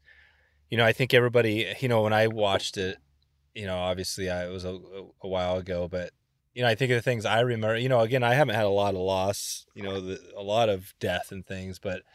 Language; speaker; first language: English; native; English